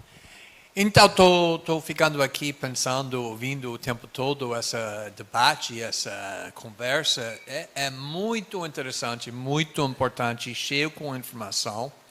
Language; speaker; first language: Portuguese; non-native, fluent; English